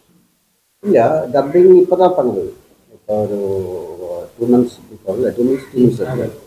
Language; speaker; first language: Tamil; non-native, local second language; Malayalam